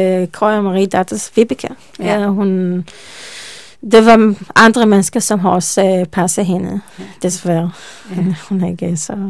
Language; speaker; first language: Danish; non-native, learner; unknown